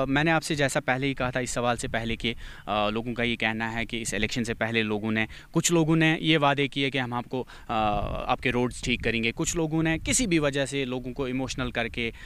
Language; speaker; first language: Hindi; non-native, local second language; Kashmiri